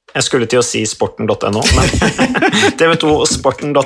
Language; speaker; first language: Norwegian; native; Norwegian